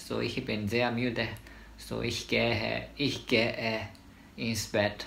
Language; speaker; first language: German; non-native, learner; Japanese